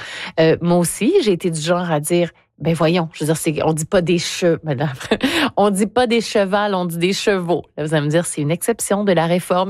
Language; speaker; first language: French; native; French